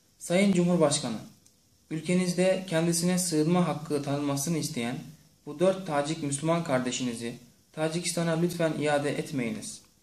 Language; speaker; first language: Turkish; non-native, fluent; Tajik